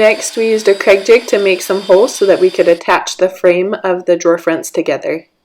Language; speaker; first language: English; native; English